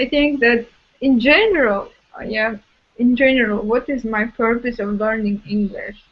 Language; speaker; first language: English; non-native, fluent; Russian